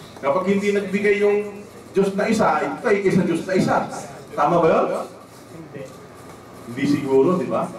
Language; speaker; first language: Filipino; non-native, local second language; Waray